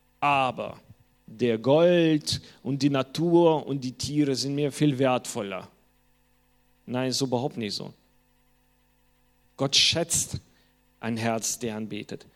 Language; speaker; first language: German; non-native, fluent; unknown